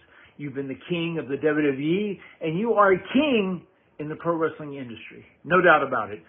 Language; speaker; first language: English; native; English